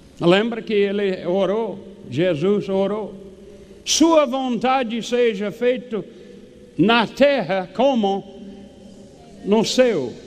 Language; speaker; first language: Portuguese; non-native, fluent; English